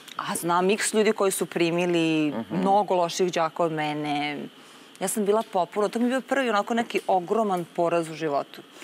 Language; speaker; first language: Serbian; native; Serbian